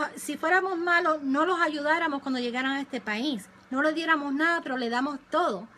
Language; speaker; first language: Spanish; early bilingual, other home language; English